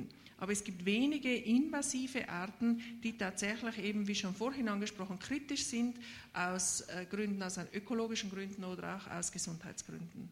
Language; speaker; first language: German; native; German